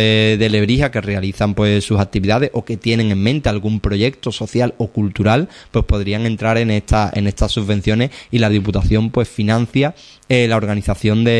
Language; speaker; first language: Spanish; native; Spanish